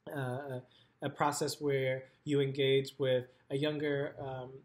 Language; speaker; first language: English; native; English